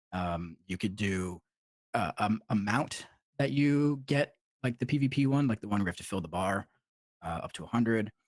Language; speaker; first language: English; native; English